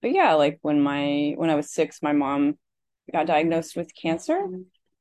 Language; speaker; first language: English; native; English